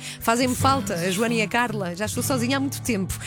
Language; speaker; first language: Portuguese; native; Portuguese